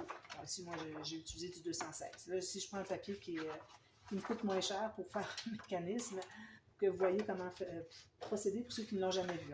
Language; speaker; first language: French; native; French